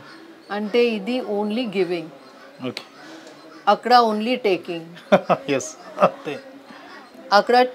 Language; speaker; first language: Telugu; non-native, learner; Hindi